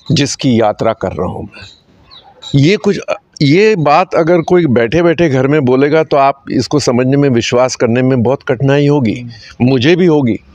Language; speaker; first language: Hindi; native; Hindi